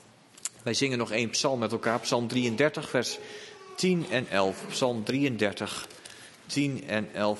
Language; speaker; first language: Dutch; native; Dutch